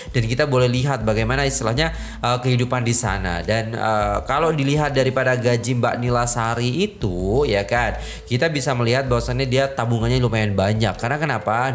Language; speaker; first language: Indonesian; native; Indonesian